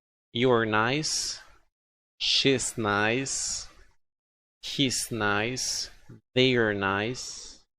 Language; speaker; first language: English; non-native, fluent; Spanish